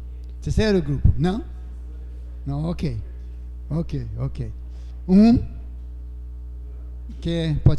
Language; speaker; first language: Portuguese; non-native, fluent; English